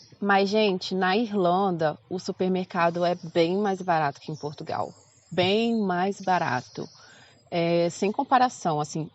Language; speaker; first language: Portuguese; native; Portuguese